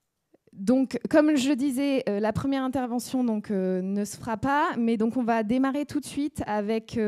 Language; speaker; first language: French; native; French